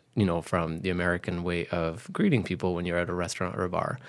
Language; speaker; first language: English; non-native, fluent; French